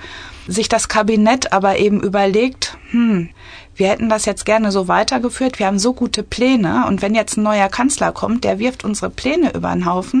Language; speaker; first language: German; native; German